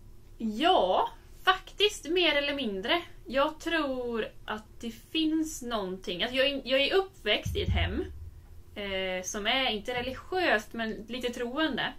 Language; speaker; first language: Swedish; native; Swedish